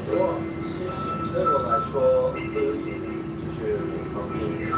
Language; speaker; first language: Chinese; non-native, learner; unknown